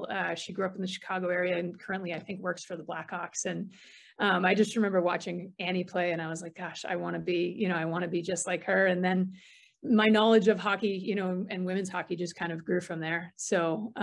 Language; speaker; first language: English; native; English